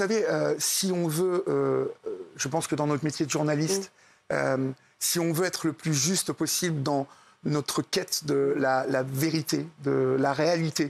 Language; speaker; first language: French; native; French